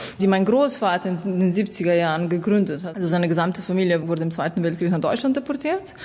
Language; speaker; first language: German; non-native, fluent; Slovenian